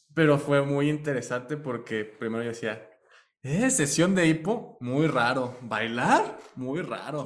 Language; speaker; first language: Spanish; native; Spanish